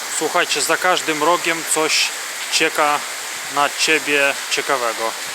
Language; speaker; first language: Polish; non-native, fluent; Russian